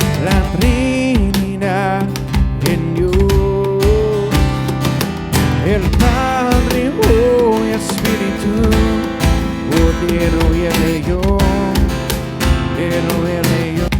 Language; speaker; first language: Spanish; non-native, fluent; English